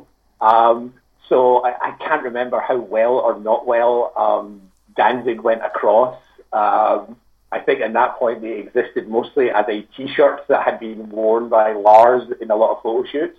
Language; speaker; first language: English; native; English